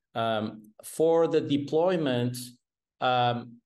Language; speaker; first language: English; non-native, fluent; Portuguese